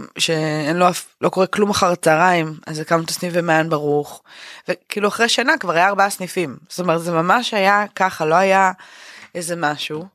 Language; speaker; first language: Hebrew; native; Hebrew